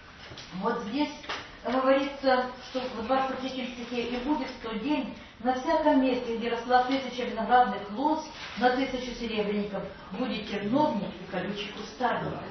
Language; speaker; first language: Russian; native; Russian